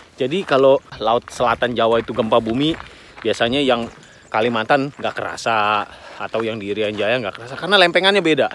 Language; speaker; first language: Indonesian; native; Indonesian